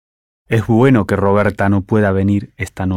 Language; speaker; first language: Spanish; non-native, learner; English